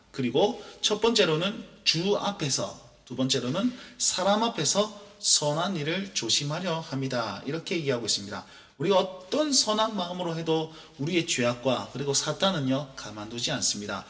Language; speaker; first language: Korean; native; Korean